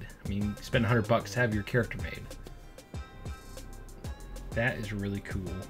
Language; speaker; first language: English; native; English